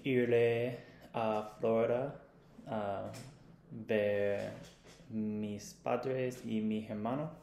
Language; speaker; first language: Spanish; non-native, learner; English